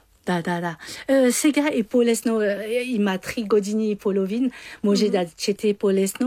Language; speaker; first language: Bulgarian; non-native, learner; French